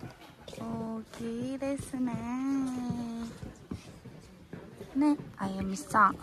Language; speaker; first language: Japanese; native; Japanese